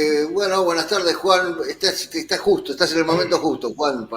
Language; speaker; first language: Spanish; native; Spanish